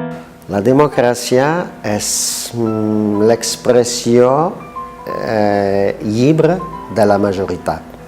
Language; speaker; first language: Catalan; non-native, fluent; French